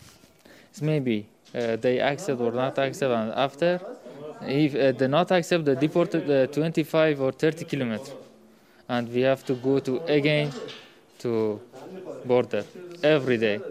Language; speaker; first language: English; non-native, learner; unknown